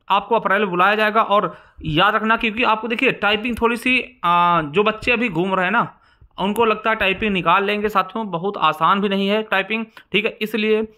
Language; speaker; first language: Hindi; native; Hindi